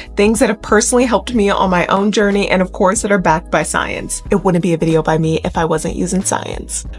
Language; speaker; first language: English; native; English